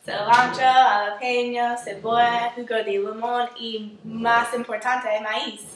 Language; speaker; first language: Spanish; non-native, learner; English